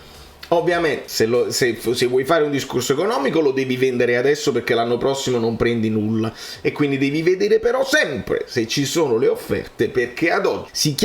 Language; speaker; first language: Italian; native; Italian